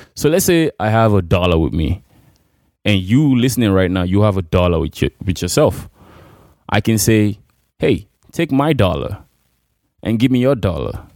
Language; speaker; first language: English; non-native, local second language; Igbo